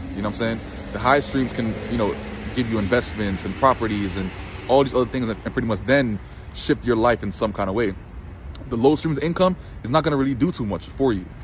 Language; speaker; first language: English; native; English